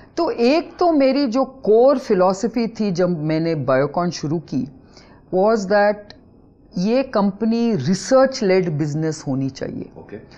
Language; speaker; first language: Hindi; non-native, local second language; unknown